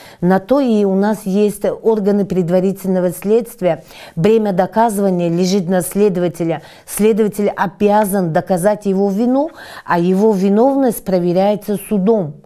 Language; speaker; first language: Russian; non-native, local second language; Tajik